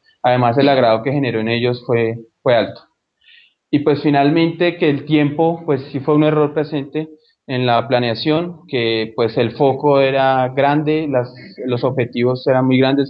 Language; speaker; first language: Spanish; native; Spanish